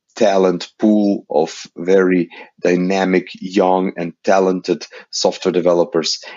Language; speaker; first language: English; non-native, fluent; Ukrainian